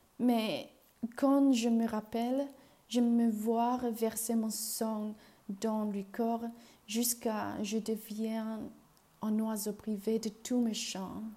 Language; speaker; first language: French; non-native, learner; Chinese